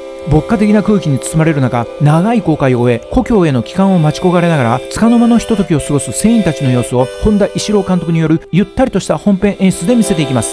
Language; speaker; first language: Japanese; native; Japanese